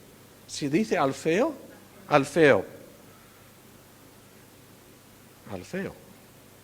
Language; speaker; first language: Spanish; non-native, fluent; English